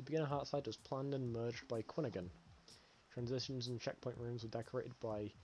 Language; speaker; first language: English; native; English